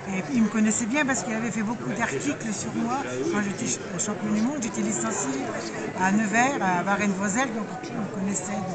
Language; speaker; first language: French; native; French